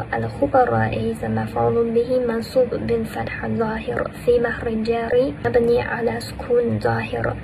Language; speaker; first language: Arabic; non-native, learner; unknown